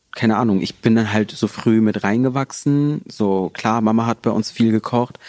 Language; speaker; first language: German; native; German